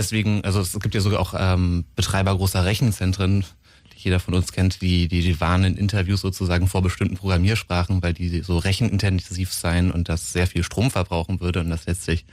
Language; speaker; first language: German; native; German